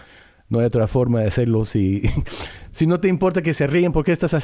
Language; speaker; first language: Spanish; early bilingual, heritage; English